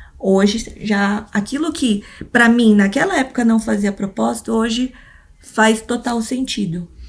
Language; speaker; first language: Portuguese; early bilingual, other home language; Korean